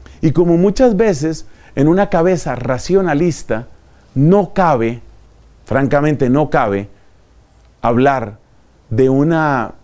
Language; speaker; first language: Spanish; native; Spanish